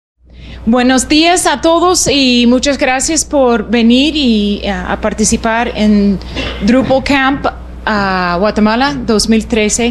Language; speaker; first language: Spanish; non-native, fluent; English